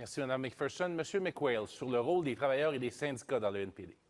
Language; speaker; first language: French; native; French